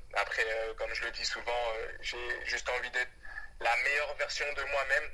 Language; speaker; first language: French; early bilingual, other home language; Wolof